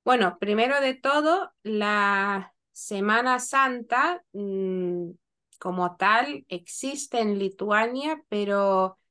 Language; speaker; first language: Spanish; non-native, fluent; Lithuanian